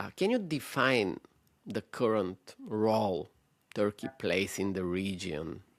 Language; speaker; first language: English; non-native, fluent; Bulgarian